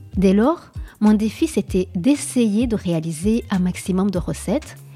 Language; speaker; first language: French; non-native, local second language; Kinyarwanda